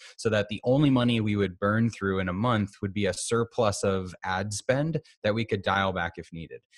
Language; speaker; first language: English; native; English